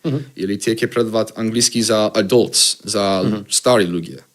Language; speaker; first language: Macedonian; non-native, learner; English